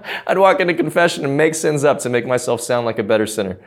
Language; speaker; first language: English; early bilingual, other home language; Korean